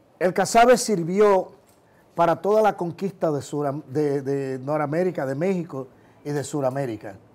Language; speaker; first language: Spanish; native; Spanish